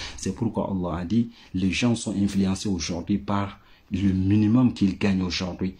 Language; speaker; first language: French; non-native, local second language; Bambara